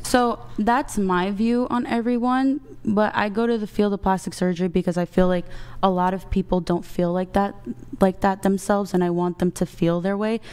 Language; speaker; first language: English; early bilingual, other home language; Portuguese